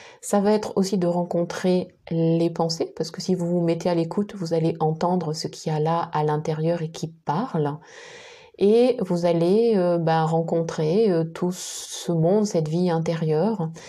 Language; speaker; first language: French; native; French